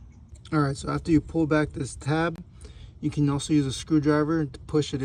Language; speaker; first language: English; native; English